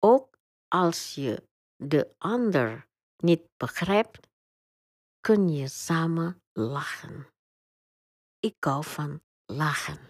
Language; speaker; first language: Dutch; non-native, learner; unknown